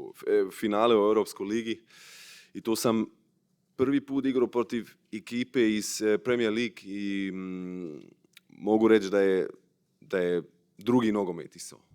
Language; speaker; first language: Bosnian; early bilingual, heritage; Bosnian